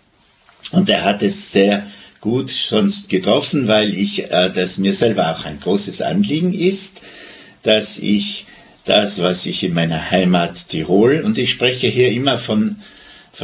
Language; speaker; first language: German; native; German